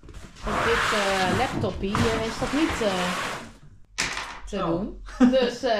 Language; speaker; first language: Dutch; native; Dutch